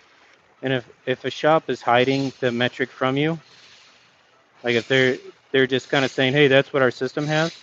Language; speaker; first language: English; native; English